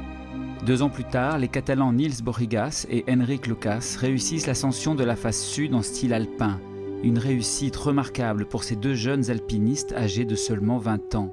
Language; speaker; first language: French; native; French